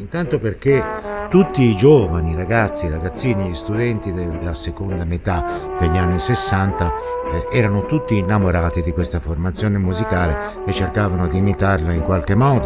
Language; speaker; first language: Italian; native; Italian